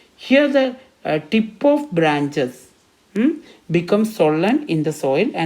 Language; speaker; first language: English; non-native, local second language; Malayalam